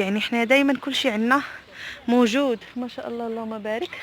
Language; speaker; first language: Arabic; native; Arabic